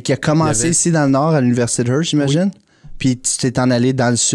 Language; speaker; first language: French; native; French